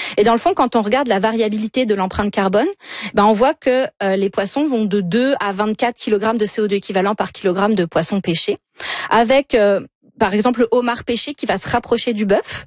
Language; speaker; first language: French; native; French